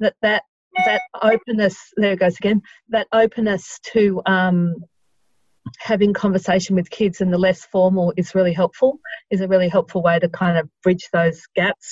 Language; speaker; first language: English; native; English